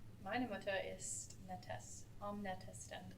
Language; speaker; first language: German; non-native, learner; English